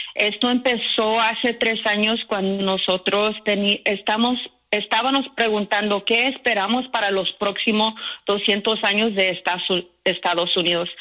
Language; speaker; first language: Spanish; early bilingual, heritage; Spanish